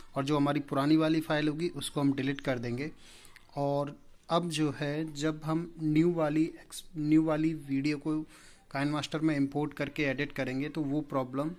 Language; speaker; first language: Hindi; native; Hindi